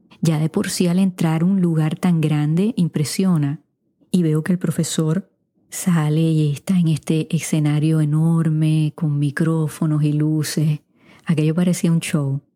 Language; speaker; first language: Spanish; native; Spanish